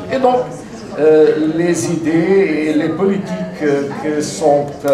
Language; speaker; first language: French; non-native, fluent; Portuguese